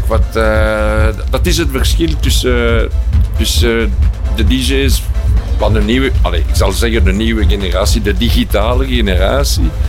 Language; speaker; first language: Dutch; non-native, local second language; French